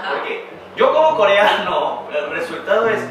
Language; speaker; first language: Spanish; non-native, fluent; Korean